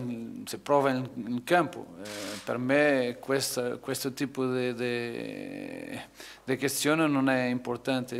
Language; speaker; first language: Italian; non-native, fluent; Portuguese